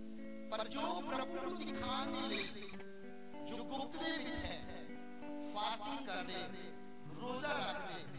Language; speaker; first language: Hindi; non-native, local second language; Punjabi